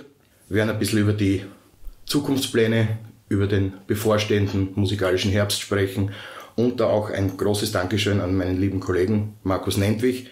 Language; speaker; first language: German; native; German